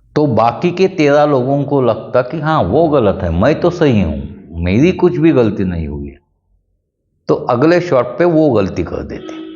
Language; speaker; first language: Hindi; non-native, local second language; Marathi